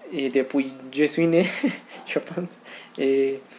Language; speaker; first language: French; non-native, fluent; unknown